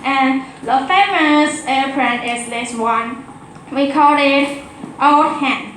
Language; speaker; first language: English; non-native, learner; Chinese